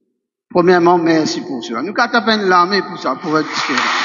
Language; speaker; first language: French; non-native, local second language; Morisyen